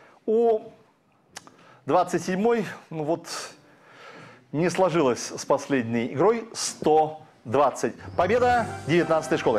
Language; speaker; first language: Russian; native; Russian